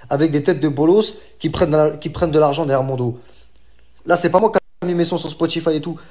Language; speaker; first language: French; native; French